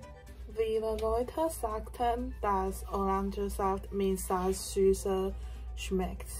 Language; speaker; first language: German; non-native, learner; Chinese